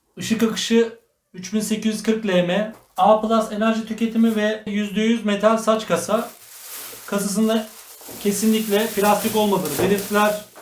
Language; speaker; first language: Turkish; native; Turkish